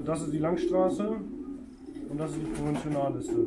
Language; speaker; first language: German; native; German